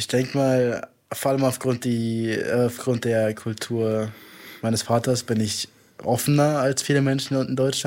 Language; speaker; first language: German; native; German